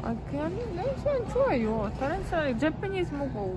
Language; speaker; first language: Korean; non-native, learner; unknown